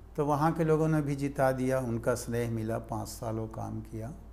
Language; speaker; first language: Hindi; native; Hindi